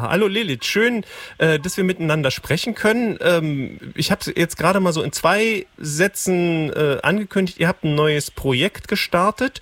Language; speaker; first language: German; native; German